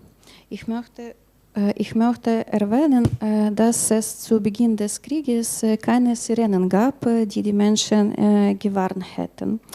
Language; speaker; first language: German; non-native, learner; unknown